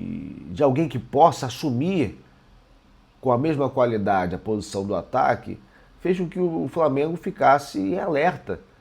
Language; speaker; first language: Portuguese; native; Portuguese